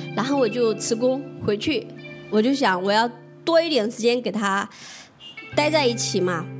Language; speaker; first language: Chinese; native; Chinese